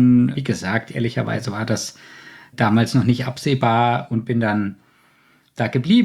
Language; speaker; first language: German; native; German